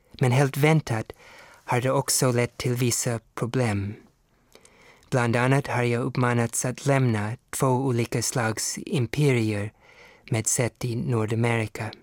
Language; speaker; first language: Swedish; non-native, fluent; English